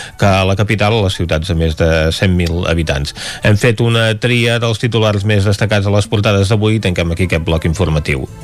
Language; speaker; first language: Catalan; native; Catalan